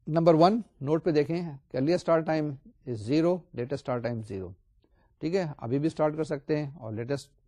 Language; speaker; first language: Urdu; native; Urdu